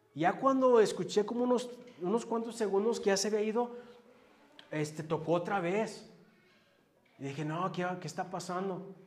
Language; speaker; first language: Spanish; early bilingual, heritage; Spanish